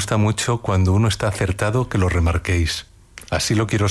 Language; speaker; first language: Spanish; native; Spanish